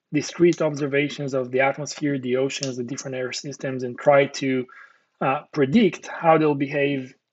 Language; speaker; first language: English; non-native, fluent; Hebrew